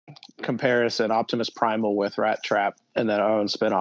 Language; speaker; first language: English; native; English